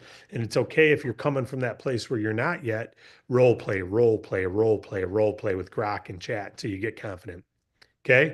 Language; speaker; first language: English; native; English